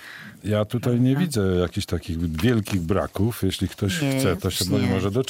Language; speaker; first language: Polish; native; Polish